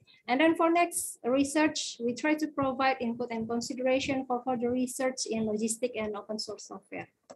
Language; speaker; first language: English; non-native, fluent; Indonesian